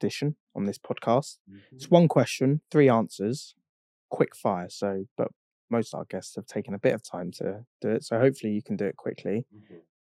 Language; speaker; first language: English; native; English